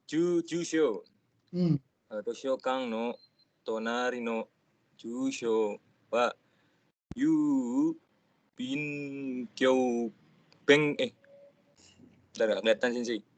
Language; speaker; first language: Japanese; non-native, learner; Indonesian